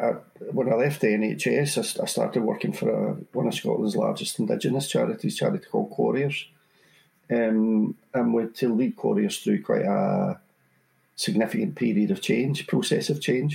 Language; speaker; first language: English; native; English